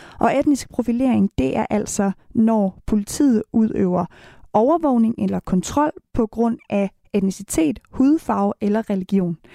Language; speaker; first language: Danish; native; Danish